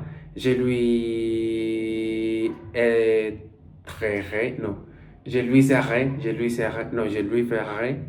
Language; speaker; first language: French; non-native, learner; Spanish